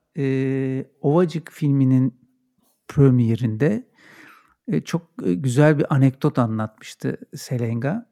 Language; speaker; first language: Turkish; native; Turkish